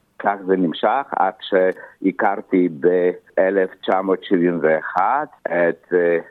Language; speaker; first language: Hebrew; non-native, fluent; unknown